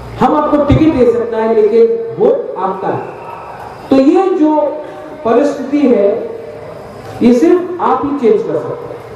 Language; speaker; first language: Hindi; non-native, local second language; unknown